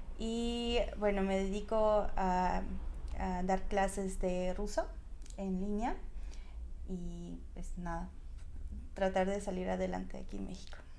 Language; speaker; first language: Spanish; non-native, fluent; Russian